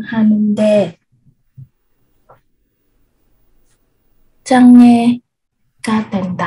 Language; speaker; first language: Korean; non-native, learner; Vietnamese